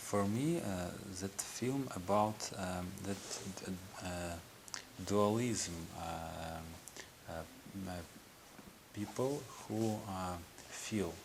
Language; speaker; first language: English; non-native, learner; Ukrainian